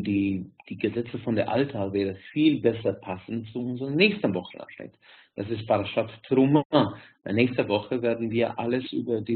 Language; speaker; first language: German; non-native, fluent; Hungarian